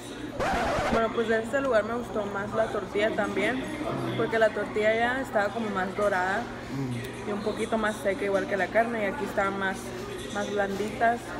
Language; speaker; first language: Spanish; early bilingual, heritage; Spanish